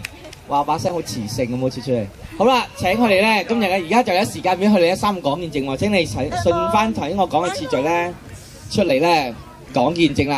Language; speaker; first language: Cantonese; native; Cantonese